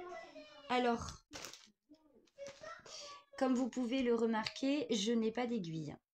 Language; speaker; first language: French; native; French